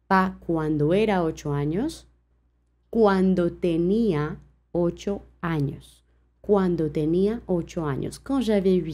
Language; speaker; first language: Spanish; non-native, fluent; French